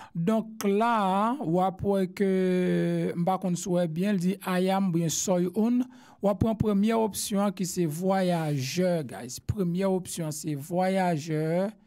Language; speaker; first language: French; non-native, local second language; Haitian Creole